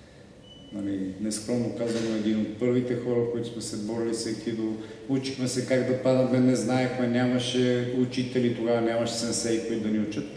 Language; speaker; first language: Bulgarian; native; Bulgarian